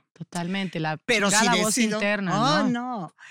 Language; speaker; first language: Spanish; native; Spanish